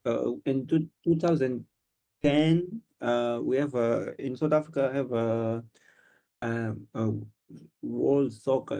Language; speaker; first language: English; non-native, learner; Portuguese